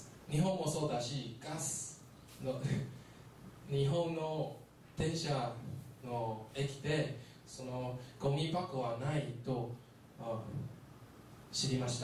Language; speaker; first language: Japanese; non-native, learner; Chinese